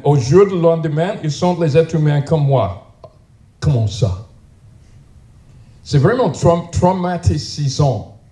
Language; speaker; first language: French; non-native, learner; English